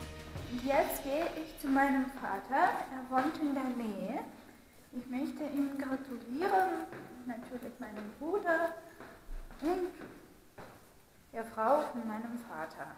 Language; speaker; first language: German; non-native, fluent; Russian